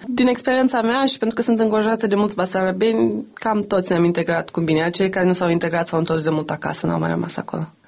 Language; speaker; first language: Romanian; native; Romanian